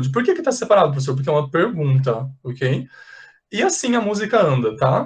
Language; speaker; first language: Portuguese; native; Portuguese